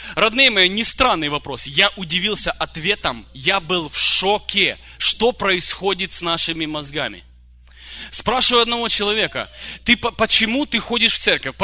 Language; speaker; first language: Russian; early bilingual, other home language; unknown